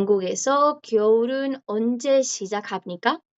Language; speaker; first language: Korean; non-native, fluent; Spanish